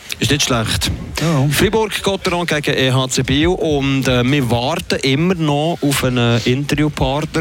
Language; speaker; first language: German; native; German